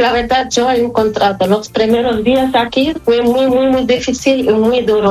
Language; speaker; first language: Spanish; non-native, fluent; Arabic